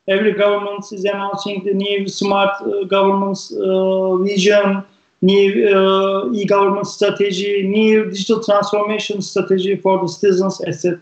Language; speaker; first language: English; non-native, learner; Turkish